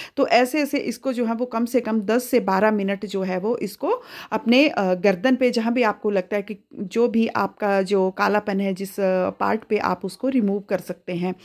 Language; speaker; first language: Hindi; native; Hindi